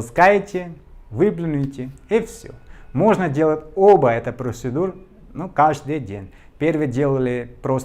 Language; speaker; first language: Russian; non-native, learner; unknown